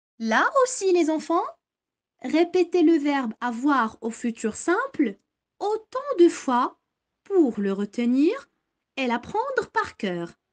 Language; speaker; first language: French; non-native, local second language; Arabic